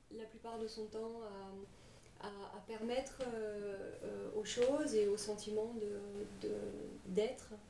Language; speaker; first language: French; native; French